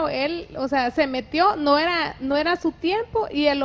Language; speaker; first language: Spanish; native; Spanish